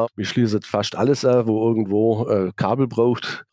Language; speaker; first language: German; native; German